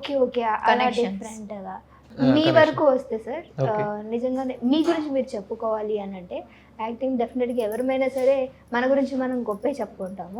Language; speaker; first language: Telugu; native; Telugu